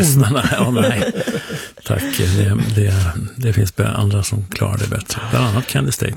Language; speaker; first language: Swedish; native; Swedish